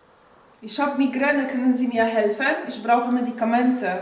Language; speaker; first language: German; non-native, fluent; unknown